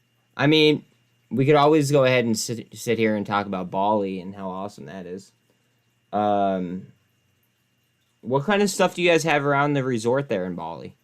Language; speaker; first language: English; native; English